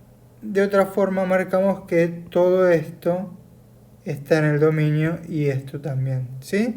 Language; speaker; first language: Spanish; native; Spanish